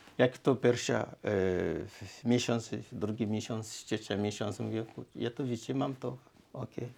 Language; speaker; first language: Polish; non-native, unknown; Swahili